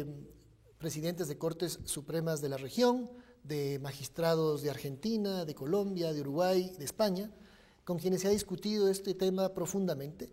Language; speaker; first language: Spanish; native; Spanish